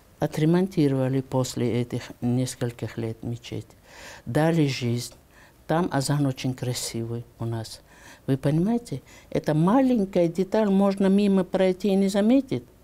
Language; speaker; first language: Russian; non-native, local second language; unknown